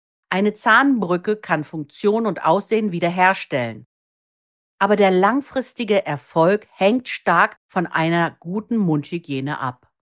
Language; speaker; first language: German; native; German